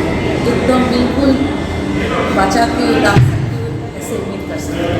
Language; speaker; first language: Hindi; non-native, local second language; Bangla